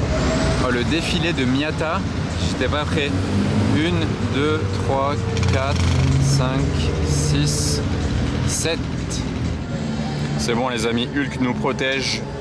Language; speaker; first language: French; native; French